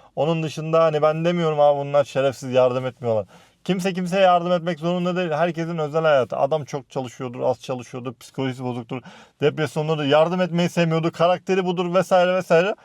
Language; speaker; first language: Turkish; native; Turkish